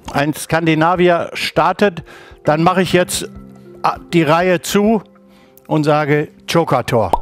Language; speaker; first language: German; native; German